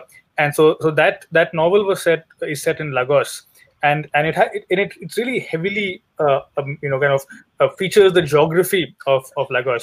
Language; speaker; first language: English; non-native, local second language; Hindi